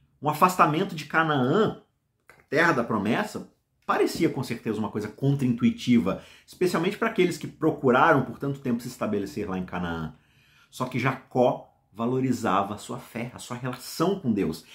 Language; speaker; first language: Portuguese; native; Portuguese